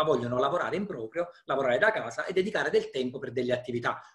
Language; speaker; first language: Italian; native; Italian